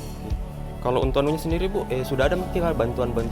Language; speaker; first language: Indonesian; native; Indonesian